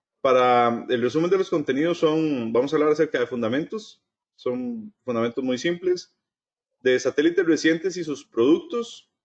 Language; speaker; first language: Spanish; native; Spanish